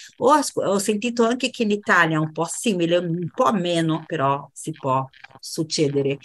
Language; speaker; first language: Italian; non-native, fluent; Portuguese